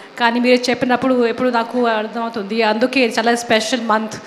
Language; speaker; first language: Telugu; non-native, fluent; Hindi